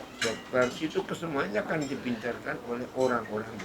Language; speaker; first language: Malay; non-native, local second language; Javanese